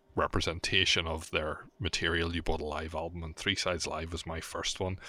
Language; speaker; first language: English; native; English